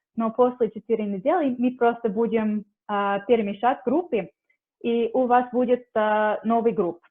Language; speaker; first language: Russian; non-native, learner; English